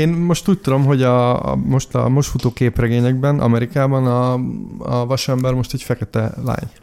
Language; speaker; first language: Hungarian; native; Hungarian